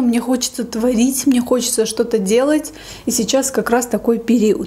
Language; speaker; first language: Russian; native; Russian